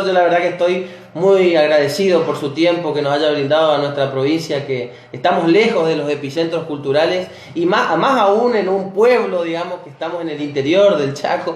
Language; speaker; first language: Spanish; native; Spanish